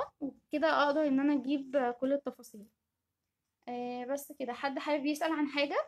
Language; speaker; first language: Arabic; native; Arabic